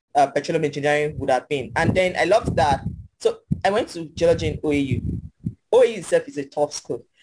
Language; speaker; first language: English; non-native, local second language; Yoruba